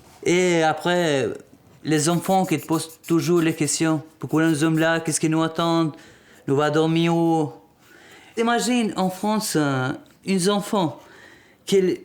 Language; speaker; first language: French; non-native, learner; Albanian